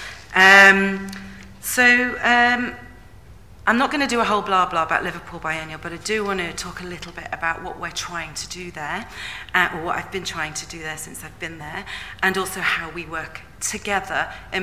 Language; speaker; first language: English; native; English